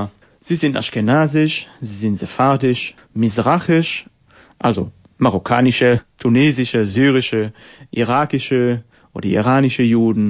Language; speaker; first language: German; non-native, fluent; Hebrew